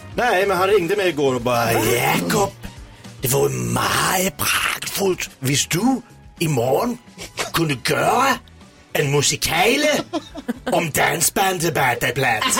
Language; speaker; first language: Swedish; native; Swedish